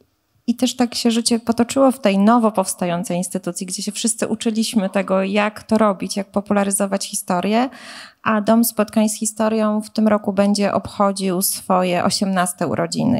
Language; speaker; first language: Polish; native; Polish